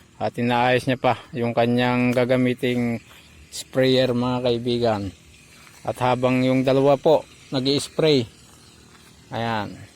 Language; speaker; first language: Filipino; native; Filipino